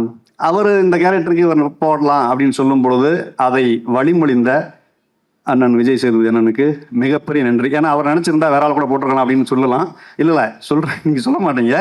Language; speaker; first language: Tamil; native; Tamil